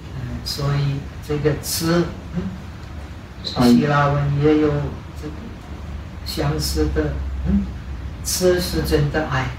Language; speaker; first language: Chinese; non-native, fluent; Czech